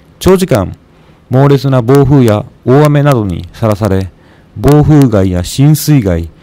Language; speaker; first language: Japanese; native; Japanese